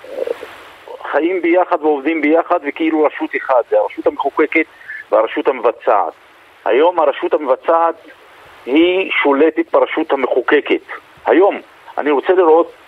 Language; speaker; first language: Hebrew; non-native, local second language; Arabic